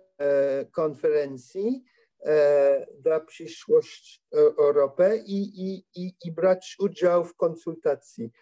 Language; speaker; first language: Polish; non-native, learner; French